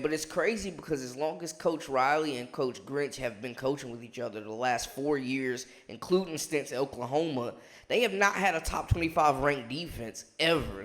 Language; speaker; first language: English; native; English